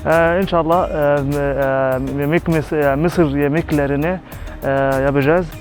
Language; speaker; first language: Turkish; non-native, learner; Arabic